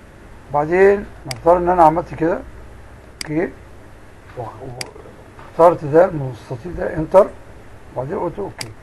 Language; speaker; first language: Arabic; native; Arabic